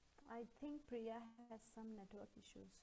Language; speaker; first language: English; non-native, local second language; Marathi